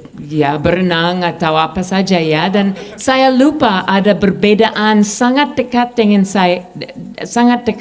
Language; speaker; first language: Indonesian; non-native, fluent; English